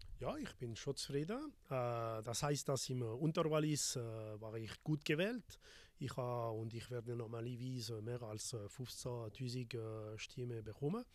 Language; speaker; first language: German; non-native, local second language; French